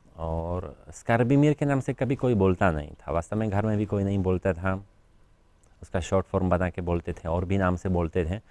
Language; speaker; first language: Hindi; non-native, fluent; Polish